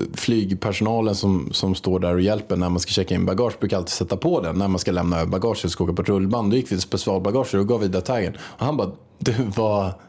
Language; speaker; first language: Swedish; early bilingual, other home language; Spanish